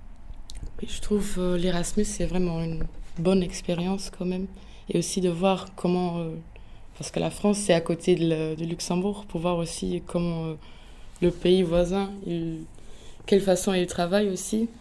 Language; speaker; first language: French; non-native, local second language; Luxembourgish